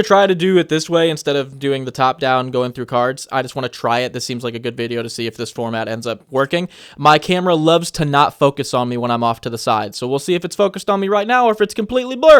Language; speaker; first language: English; native; English